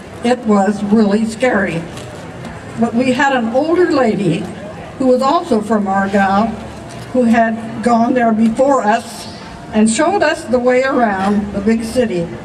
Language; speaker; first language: English; early bilingual, other home language; German